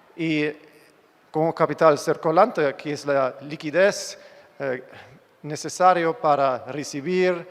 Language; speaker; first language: Spanish; non-native, fluent; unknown